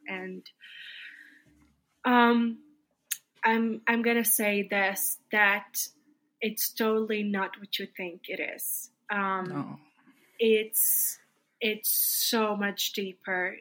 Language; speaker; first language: English; non-native, fluent; Latvian